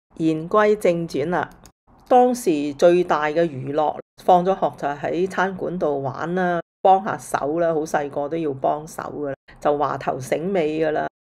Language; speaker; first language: Cantonese; early bilingual, heritage; Cantonese